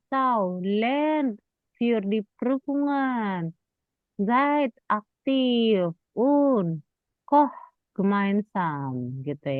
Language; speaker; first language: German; non-native, fluent; Indonesian